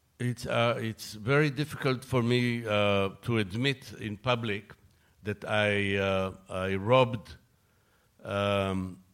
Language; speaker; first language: English; non-native, fluent; Hebrew